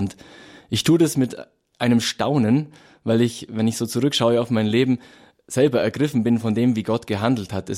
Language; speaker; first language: German; native; German